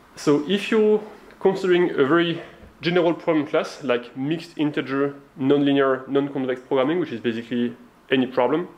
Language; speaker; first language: English; non-native, fluent; French